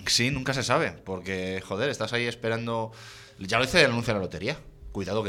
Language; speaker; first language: Spanish; native; Spanish